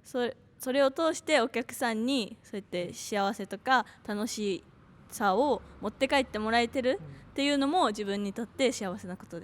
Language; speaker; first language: Japanese; native; Japanese